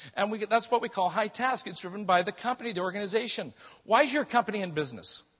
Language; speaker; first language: English; native; English